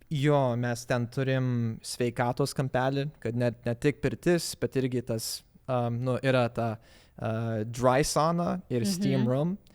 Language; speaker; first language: Lithuanian; early bilingual, heritage; Lithuanian